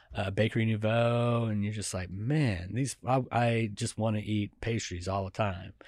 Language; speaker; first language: English; native; English